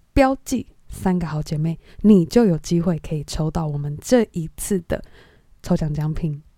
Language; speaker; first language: Chinese; native; Chinese